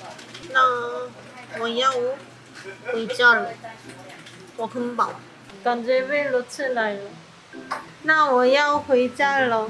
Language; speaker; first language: Chinese; non-native, learner; Korean